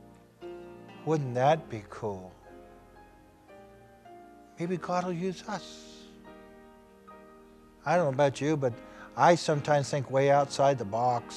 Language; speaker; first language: English; native; English